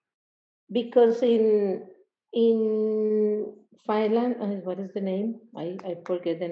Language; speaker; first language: English; non-native, learner; Spanish